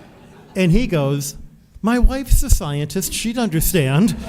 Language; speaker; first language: English; native; English